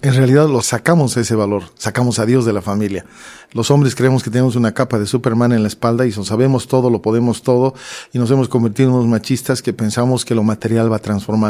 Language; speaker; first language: Spanish; native; Spanish